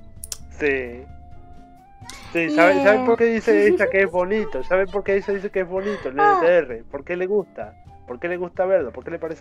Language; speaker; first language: Spanish; native; Spanish